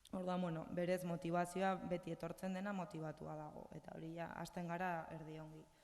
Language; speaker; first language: Basque; non-native, local second language; Spanish